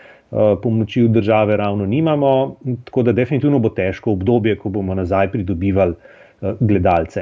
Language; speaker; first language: Slovenian; native; Slovenian